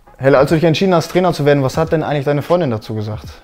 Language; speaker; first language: German; native; German